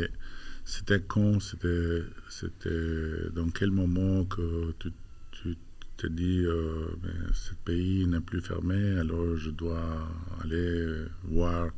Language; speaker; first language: French; non-native, fluent; Albanian